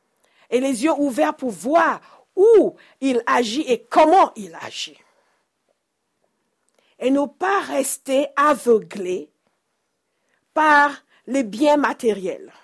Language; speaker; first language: French; non-native, fluent; English